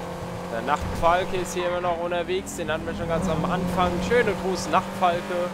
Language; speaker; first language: German; native; German